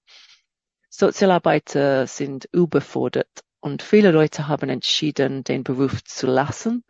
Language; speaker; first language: German; non-native, fluent; English